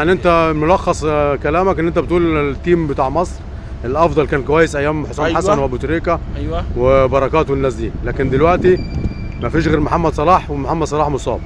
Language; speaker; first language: Arabic; native; Arabic